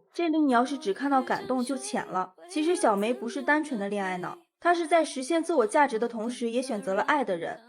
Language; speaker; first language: Chinese; native; Chinese